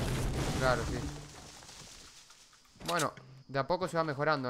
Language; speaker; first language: Spanish; native; Spanish